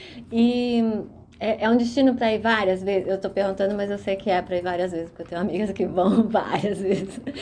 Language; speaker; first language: Portuguese; native; Portuguese